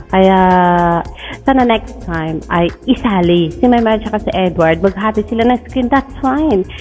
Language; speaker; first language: Filipino; native; Filipino